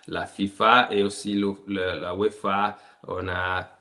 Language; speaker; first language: French; non-native, learner; Italian